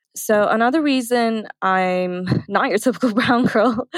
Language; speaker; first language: English; early bilingual, other home language; Arabic